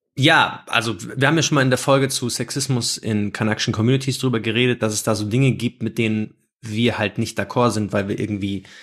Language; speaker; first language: German; native; German